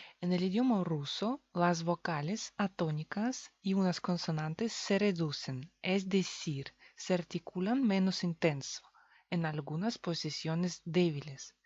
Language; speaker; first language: Spanish; non-native, fluent; Russian